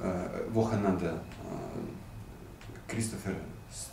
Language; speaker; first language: German; non-native, learner; Russian